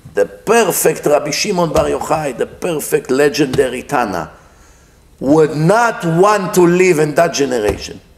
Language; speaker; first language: English; non-native, fluent; Hebrew